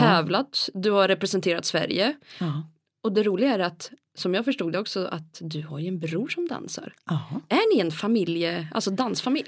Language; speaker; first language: Swedish; native; Swedish